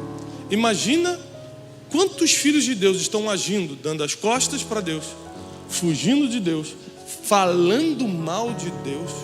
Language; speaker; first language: Portuguese; native; Portuguese